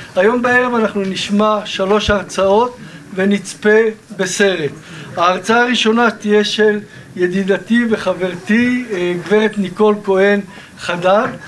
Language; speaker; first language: Hebrew; native; Hebrew